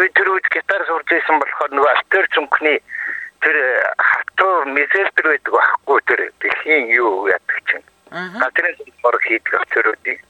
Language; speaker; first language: Mongolian; native; Mongolian